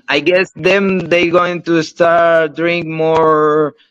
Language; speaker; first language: English; non-native, learner; Spanish